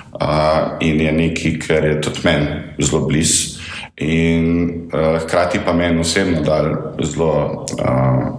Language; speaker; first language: Slovenian; native; Slovenian